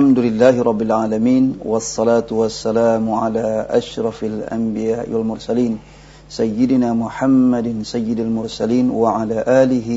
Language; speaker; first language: Arabic; non-native, fluent; Indonesian